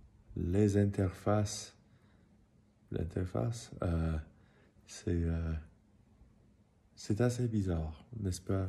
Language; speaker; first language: French; non-native, learner; English